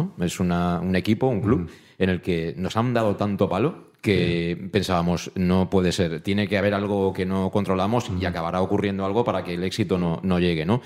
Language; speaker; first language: Spanish; native; Spanish